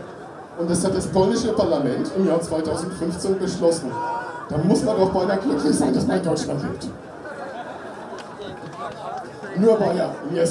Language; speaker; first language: German; native; German